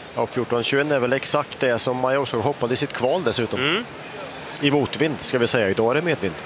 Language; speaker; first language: Swedish; native; Swedish